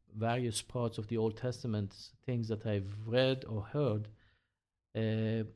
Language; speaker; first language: English; non-native, fluent; Hebrew